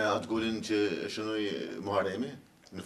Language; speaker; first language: Albanian; native; Albanian